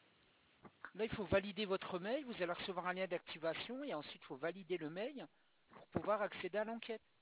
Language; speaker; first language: French; native; French